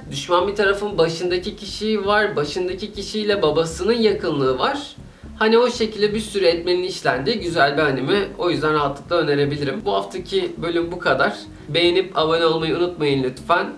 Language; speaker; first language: Turkish; native; Turkish